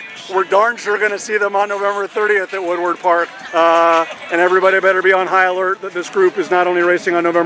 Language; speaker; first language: English; native; English